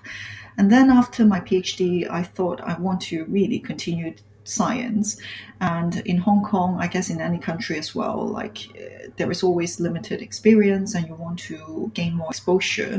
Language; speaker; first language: English; non-native, local second language; Cantonese